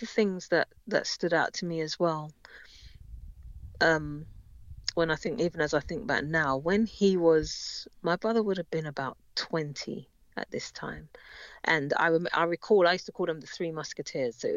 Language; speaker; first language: English; native; English